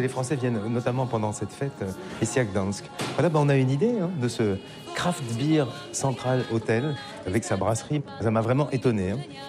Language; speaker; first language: French; native; French